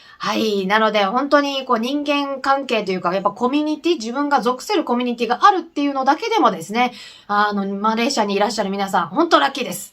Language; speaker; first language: Japanese; native; Japanese